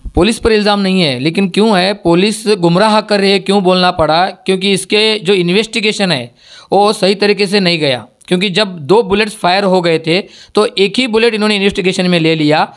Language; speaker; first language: Hindi; non-native, local second language; Marathi